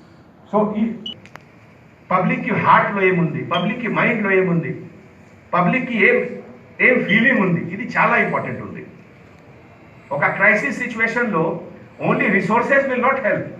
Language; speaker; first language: Telugu; non-native, fluent; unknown